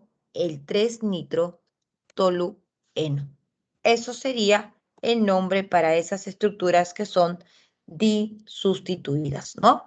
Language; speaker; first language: Spanish; native; Spanish